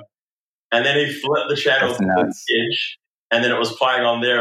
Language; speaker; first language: English; native; English